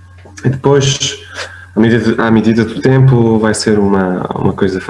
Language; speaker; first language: Portuguese; non-native, fluent; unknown